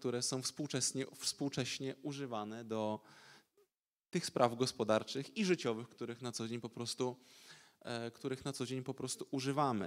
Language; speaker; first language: Polish; native; Polish